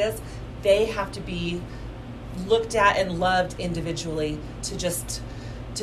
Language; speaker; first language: English; native; English